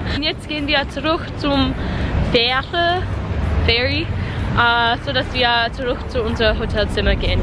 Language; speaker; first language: German; non-native, learner; English